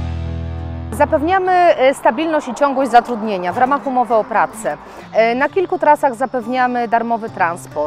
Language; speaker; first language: Polish; native; Polish